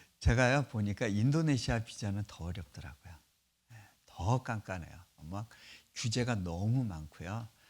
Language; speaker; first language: Korean; native; Korean